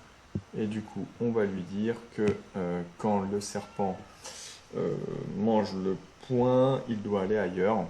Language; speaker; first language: French; native; French